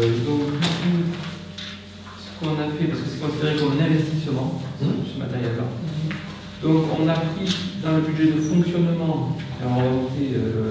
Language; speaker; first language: French; native; French